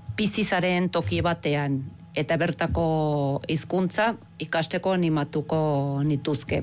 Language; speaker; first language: Basque; non-native, fluent; Swiss German